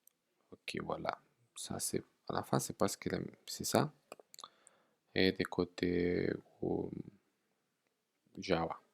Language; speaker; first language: French; non-native, fluent; Spanish